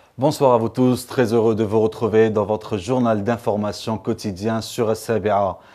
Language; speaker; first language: French; non-native, local second language; Arabic